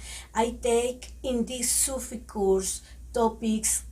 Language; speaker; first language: English; non-native, learner; Spanish